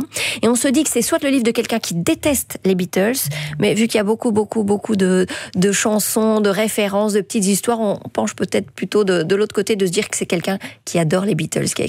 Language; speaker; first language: French; native; French